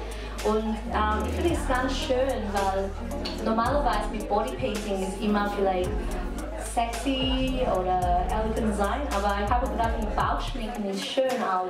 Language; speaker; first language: German; non-native, learner; Cantonese